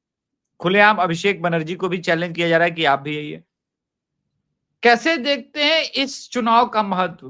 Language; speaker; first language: Hindi; native; Hindi